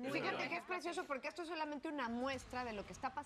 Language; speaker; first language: Spanish; native; Spanish